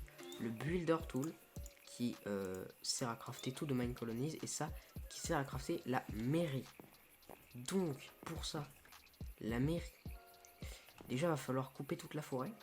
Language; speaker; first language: French; native; French